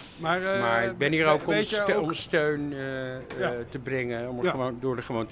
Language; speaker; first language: Dutch; native; Dutch